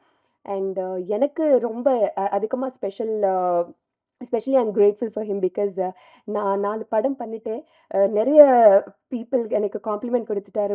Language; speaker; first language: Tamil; non-native, fluent; Telugu